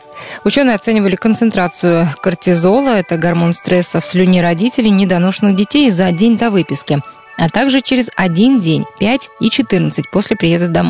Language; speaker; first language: Russian; native; Russian